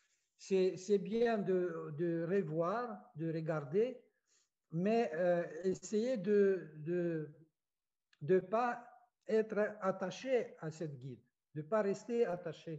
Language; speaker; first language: French; non-native, fluent; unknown